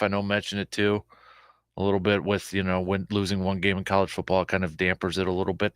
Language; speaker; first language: English; native; English